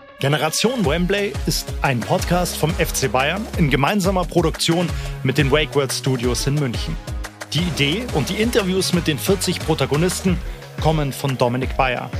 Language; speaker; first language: German; native; German